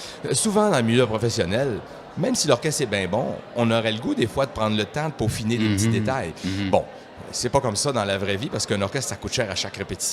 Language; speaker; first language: French; native; French